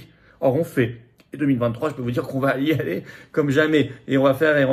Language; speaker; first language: French; native; French